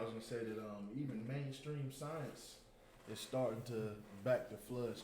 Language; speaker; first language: English; native; English